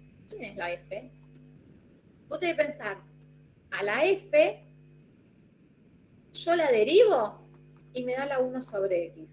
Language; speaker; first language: Spanish; native; Spanish